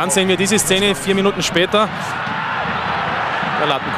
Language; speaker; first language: German; native; German